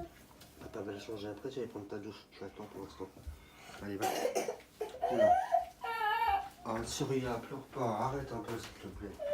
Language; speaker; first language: French; native; French